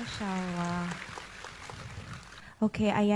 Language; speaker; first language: Indonesian; native; Indonesian